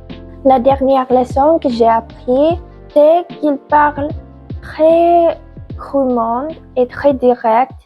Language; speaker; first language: French; non-native, learner; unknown